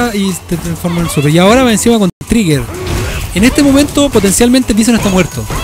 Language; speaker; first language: Spanish; native; Spanish